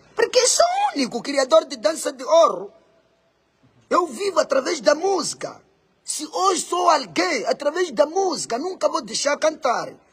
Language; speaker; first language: Portuguese; non-native, local second language; Makhuwa